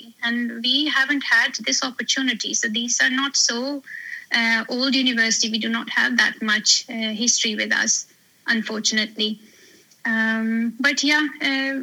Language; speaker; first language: English; non-native, local second language; Hindi